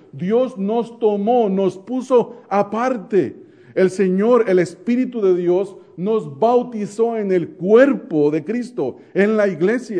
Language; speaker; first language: Spanish; native; Spanish